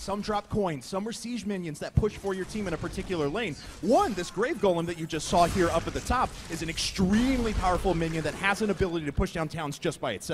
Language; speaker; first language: English; native; English